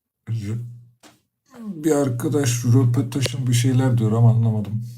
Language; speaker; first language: Turkish; native; Turkish